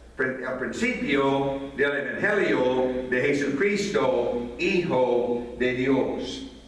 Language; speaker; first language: Spanish; non-native, fluent; English